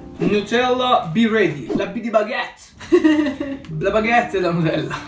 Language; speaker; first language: Italian; native; Italian